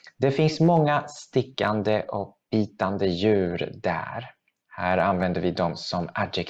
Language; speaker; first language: Swedish; non-native, fluent; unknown